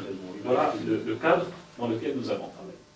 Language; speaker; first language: French; native; French